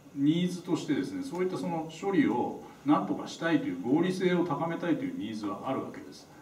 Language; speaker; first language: Japanese; native; Japanese